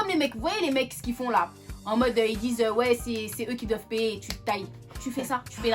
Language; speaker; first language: French; native; French